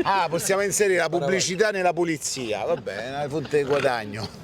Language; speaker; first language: Italian; native; Italian